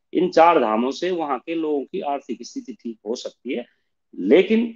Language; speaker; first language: Hindi; native; Hindi